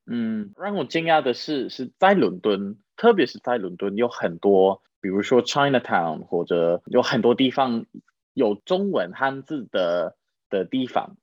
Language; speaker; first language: Chinese; non-native, fluent; English